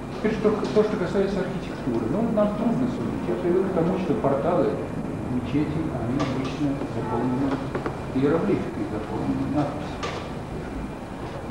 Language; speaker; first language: Russian; native; Russian